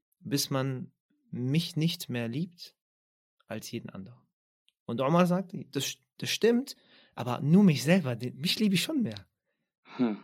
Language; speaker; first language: German; early bilingual, other home language; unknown